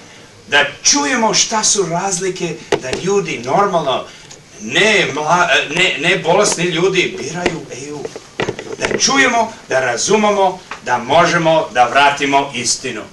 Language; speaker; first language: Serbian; early bilingual, heritage; Serbian